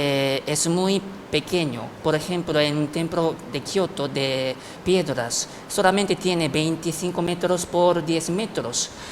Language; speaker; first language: Spanish; non-native, fluent; Japanese